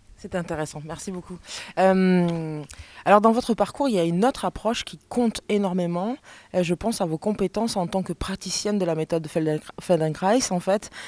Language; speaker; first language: French; native; French